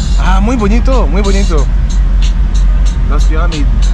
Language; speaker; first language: Spanish; non-native, learner; French